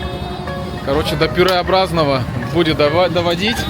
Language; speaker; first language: Russian; native; Russian